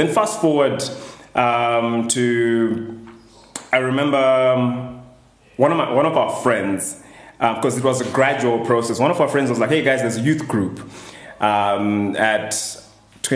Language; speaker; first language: English; non-native, local second language; Shona